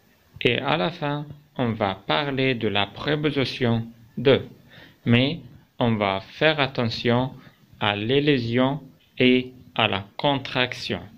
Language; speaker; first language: French; non-native, fluent; Arabic